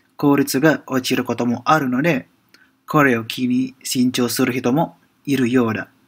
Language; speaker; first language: Japanese; non-native, fluent; Indonesian